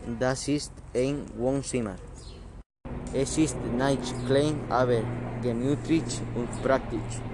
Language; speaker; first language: German; non-native, learner; Spanish